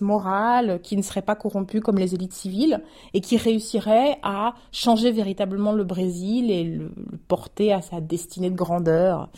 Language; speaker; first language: French; native; French